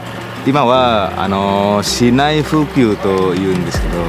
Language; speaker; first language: Japanese; non-native, learner; Indonesian